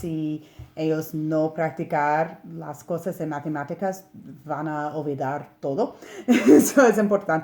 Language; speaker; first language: Spanish; non-native, learner; English